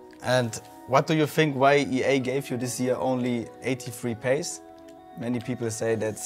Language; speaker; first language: English; non-native, learner; German